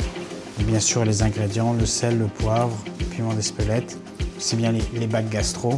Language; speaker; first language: French; native; French